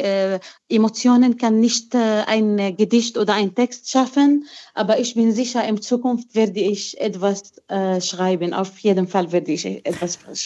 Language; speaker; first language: German; non-native, fluent; Arabic